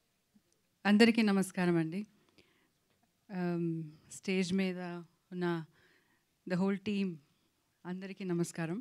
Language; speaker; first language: Telugu; non-native, local second language; Kannada